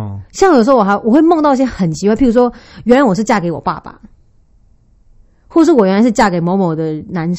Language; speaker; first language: Chinese; native; Chinese